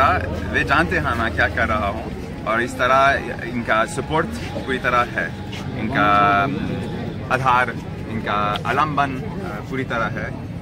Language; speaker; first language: Hindi; non-native, fluent; French